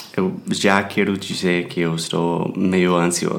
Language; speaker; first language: Portuguese; non-native, fluent; English